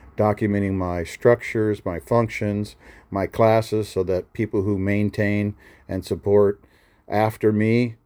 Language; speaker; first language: English; native; English